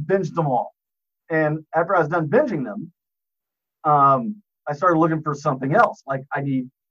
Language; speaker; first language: English; native; English